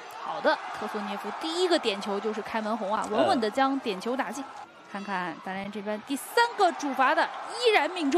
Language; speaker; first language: Chinese; native; Chinese